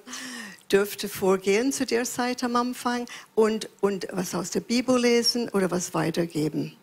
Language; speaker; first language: German; non-native, fluent; English